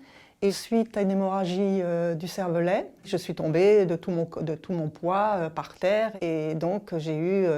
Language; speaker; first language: French; native; French